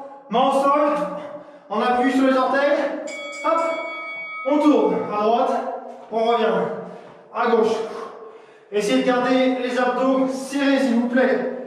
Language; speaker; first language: French; native; French